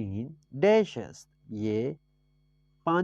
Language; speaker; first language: Persian; non-native, fluent; Urdu